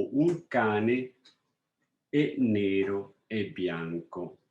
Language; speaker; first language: Italian; non-native, fluent; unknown